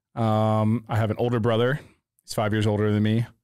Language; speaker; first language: English; native; English